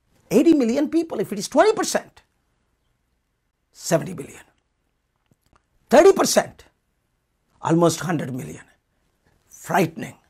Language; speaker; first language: English; non-native, local second language; Telugu